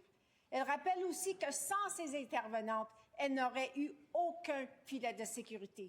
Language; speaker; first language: French; native; French